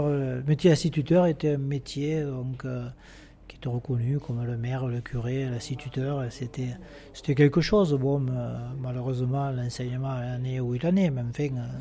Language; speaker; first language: French; native; French